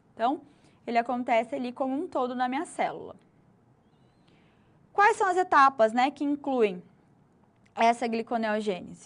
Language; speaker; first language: Portuguese; native; Portuguese